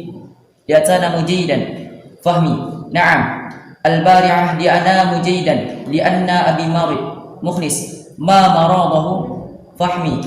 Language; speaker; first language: Arabic; non-native, learner; Indonesian